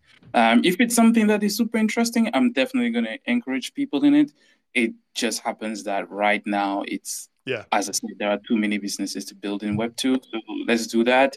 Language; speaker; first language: English; non-native, local second language; French